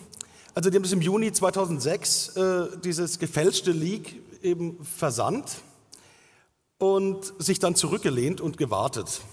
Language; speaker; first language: German; native; German